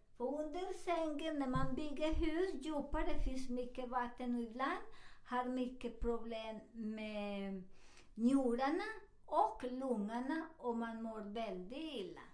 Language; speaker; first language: Swedish; non-native, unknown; Spanish